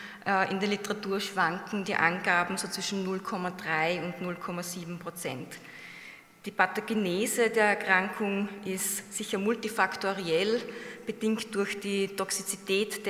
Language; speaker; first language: German; native; German